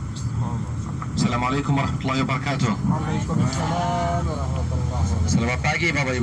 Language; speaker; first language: Indonesian; non-native, learner; Arabic